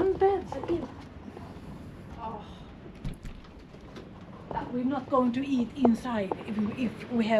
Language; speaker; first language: English; non-native, fluent; Swedish